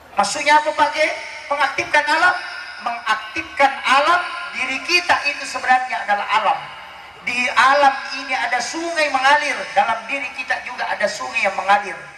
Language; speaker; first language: Indonesian; non-native, local second language; Buginese